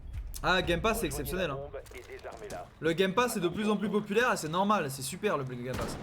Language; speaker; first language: French; native; French